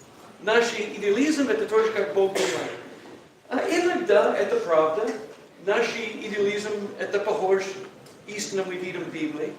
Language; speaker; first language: Russian; non-native, learner; English